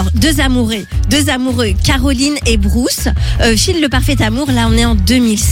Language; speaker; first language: French; native; French